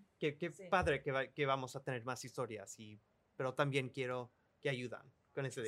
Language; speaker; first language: Spanish; early bilingual, other home language; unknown